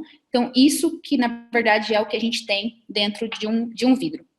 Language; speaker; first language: Portuguese; native; Portuguese